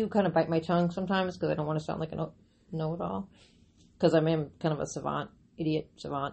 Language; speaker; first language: English; native; English